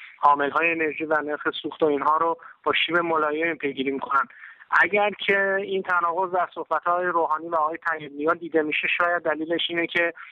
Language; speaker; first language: Persian; native; Persian